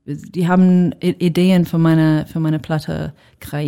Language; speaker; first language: German; non-native, fluent; English